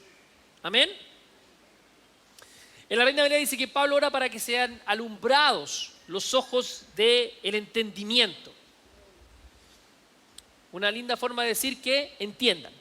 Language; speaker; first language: Spanish; native; Spanish